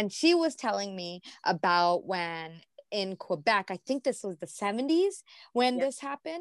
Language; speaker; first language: English; native; English